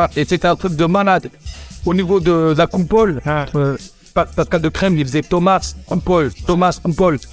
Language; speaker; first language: French; native; French